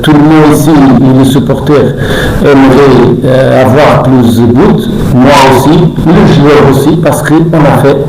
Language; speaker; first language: French; non-native, learner; Portuguese